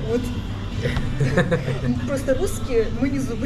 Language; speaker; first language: Russian; native; Russian